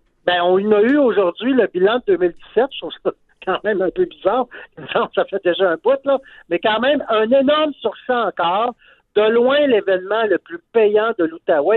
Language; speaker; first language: French; native; French